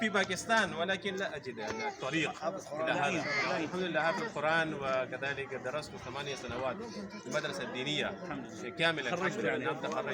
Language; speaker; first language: Arabic; non-native, fluent; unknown